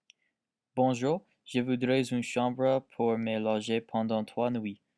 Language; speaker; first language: French; non-native, learner; English